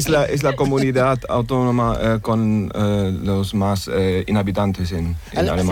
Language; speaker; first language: Spanish; non-native, learner; German